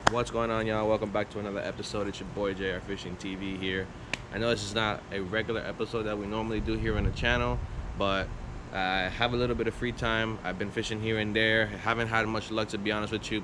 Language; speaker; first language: English; native; English